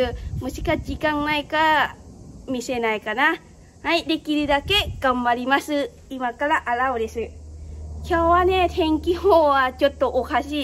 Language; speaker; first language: Japanese; non-native, learner; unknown